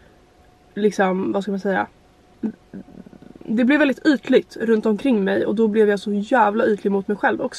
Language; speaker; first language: Swedish; native; Swedish